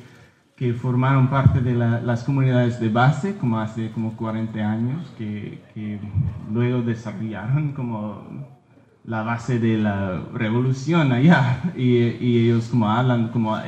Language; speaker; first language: Spanish; early bilingual, heritage; Spanish